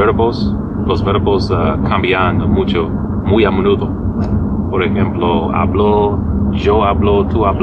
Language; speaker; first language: Spanish; non-native, learner; English